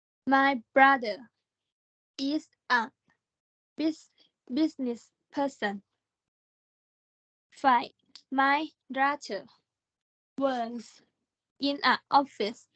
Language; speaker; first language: English; non-native, learner; Thai